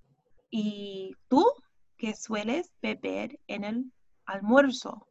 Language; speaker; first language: Spanish; non-native, fluent; English